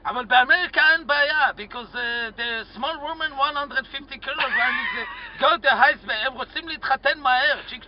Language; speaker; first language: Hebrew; non-native, learner; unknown